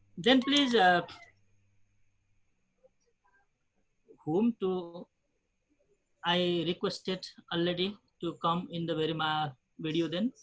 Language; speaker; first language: English; non-native, fluent; Nepali